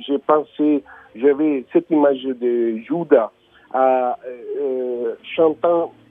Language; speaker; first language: French; non-native, learner; Italian